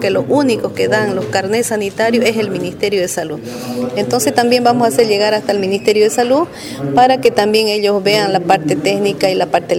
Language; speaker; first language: Spanish; native; Spanish